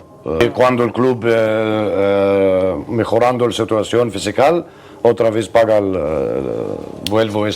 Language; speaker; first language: Spanish; non-native, learner; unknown